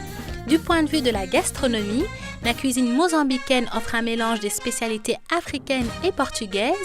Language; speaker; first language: French; native; French